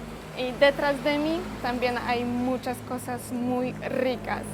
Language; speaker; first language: Spanish; non-native, fluent; Polish